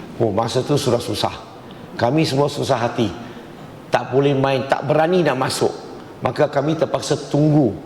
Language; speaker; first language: Malay; non-native, local second language; Chinese